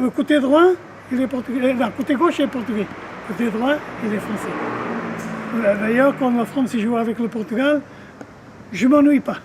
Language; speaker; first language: French; native; French